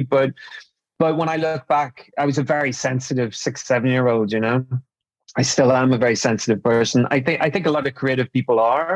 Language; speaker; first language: English; native; English